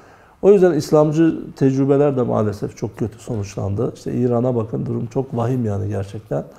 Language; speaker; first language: Turkish; native; Turkish